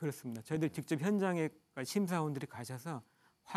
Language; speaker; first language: Korean; native; Korean